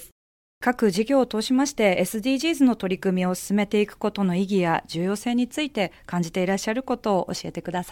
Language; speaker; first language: Japanese; native; Japanese